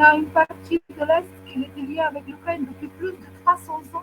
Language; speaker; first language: French; non-native, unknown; Ukrainian